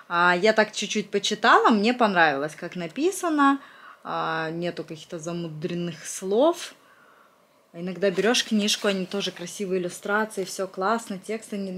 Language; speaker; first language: Russian; native; Russian